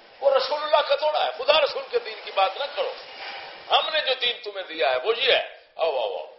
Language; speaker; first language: Urdu; non-native, local second language; Punjabi